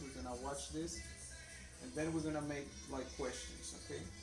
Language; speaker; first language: English; non-native, fluent; Spanish